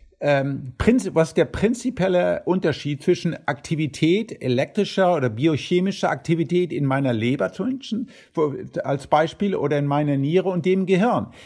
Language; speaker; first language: German; early bilingual, heritage; German